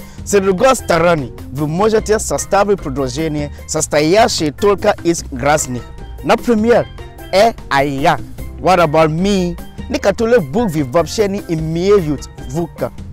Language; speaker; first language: Russian; non-native, learner; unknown